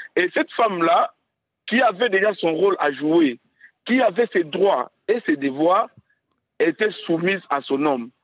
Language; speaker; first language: French; non-native, local second language; Lingala